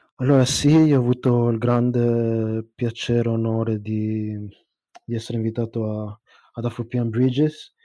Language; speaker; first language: Italian; early bilingual, other home language; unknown